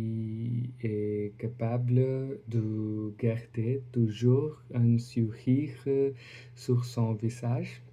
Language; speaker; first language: French; non-native, learner; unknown